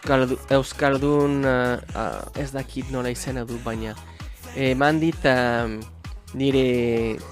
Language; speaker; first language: Basque; non-native, learner; English